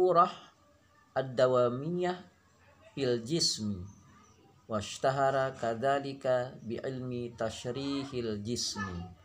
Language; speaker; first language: Arabic; non-native, fluent; Indonesian